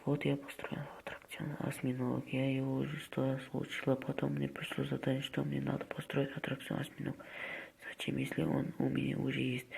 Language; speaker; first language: Russian; non-native, local second language; Kazakh